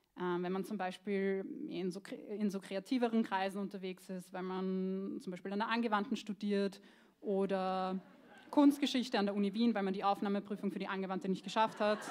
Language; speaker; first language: German; early bilingual, other home language; Croatian